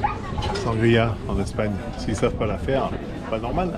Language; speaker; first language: French; native; French